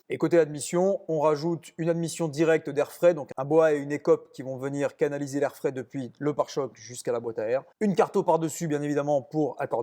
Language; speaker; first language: French; native; French